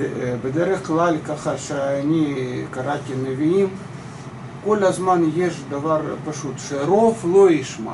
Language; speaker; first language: Hebrew; non-native, fluent; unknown